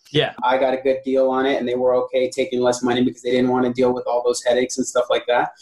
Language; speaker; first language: English; native; English